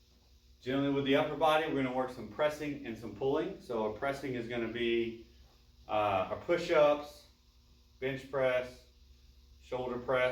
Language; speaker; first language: English; native; English